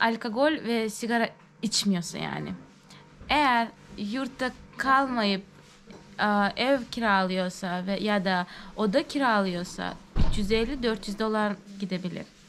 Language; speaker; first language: Turkish; non-native, fluent; Turkmen